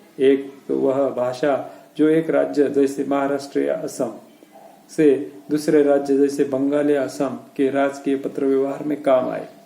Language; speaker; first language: Hindi; non-native, local second language; Marathi